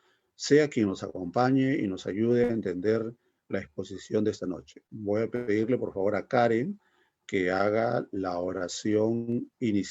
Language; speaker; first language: Spanish; native; Spanish